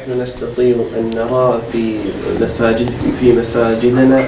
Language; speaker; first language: Arabic; non-native, learner; Bosnian